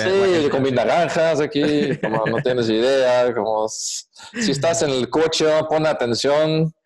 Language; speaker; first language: Spanish; non-native, fluent; Dutch